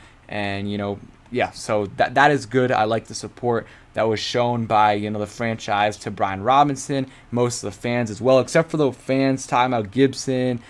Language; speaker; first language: English; native; English